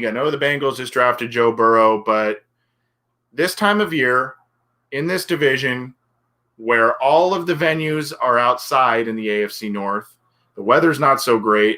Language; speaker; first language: English; native; English